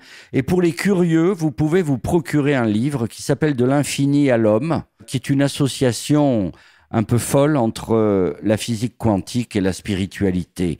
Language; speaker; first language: French; native; French